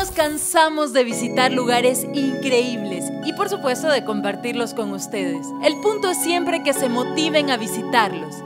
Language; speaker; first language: Spanish; native; Spanish